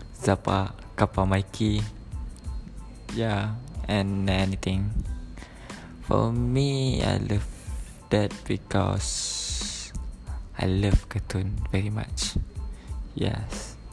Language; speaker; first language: English; non-native, learner; Malay